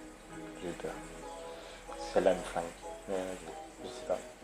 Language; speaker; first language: French; native; French